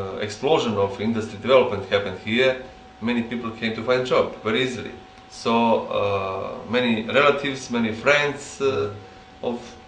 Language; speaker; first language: English; non-native, learner; Serbian